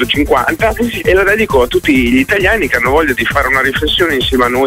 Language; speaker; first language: Italian; native; Italian